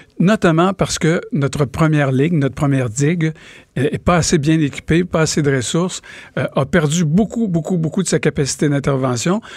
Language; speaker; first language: French; native; French